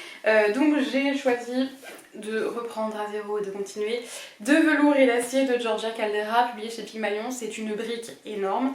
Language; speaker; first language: French; native; French